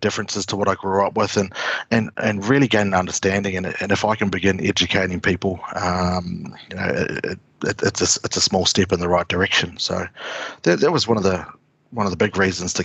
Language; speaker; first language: English; native; English